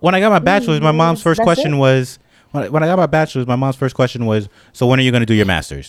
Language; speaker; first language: English; native; English